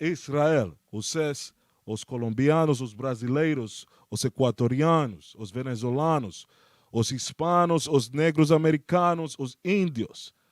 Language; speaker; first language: Portuguese; non-native, fluent; Spanish